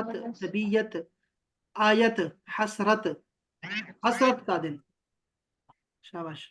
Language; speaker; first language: Urdu; native; Urdu